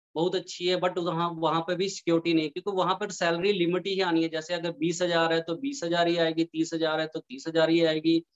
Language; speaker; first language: Hindi; native; Hindi